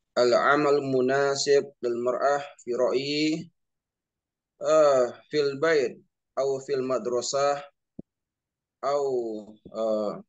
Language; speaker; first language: Arabic; non-native, learner; Indonesian